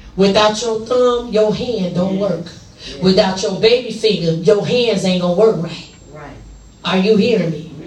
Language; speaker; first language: English; native; English